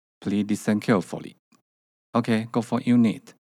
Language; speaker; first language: English; non-native, learner; Chinese